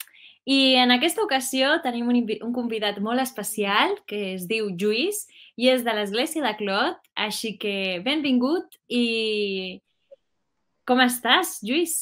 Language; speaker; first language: Catalan; native; Catalan